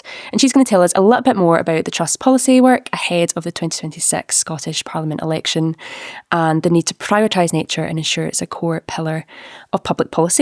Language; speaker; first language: English; native; English